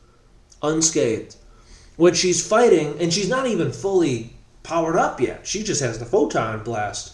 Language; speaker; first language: English; native; English